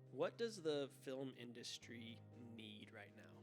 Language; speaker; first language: English; native; English